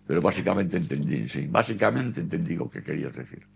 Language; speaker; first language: Spanish; native; Spanish